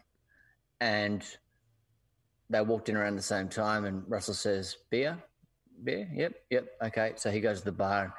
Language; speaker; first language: English; native; English